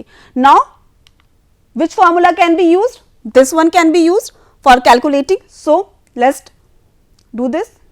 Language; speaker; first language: English; non-native, local second language; Hindi